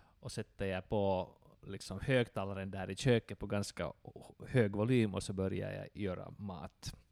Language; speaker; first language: Swedish; native; Swedish